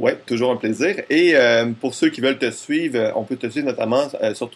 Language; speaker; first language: French; native; French